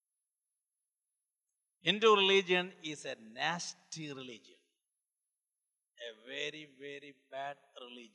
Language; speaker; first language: English; non-native, local second language; Malayalam